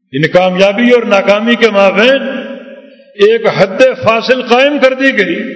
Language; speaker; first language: Urdu; native; Urdu